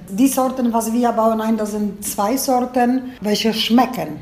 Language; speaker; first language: German; non-native, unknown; Polish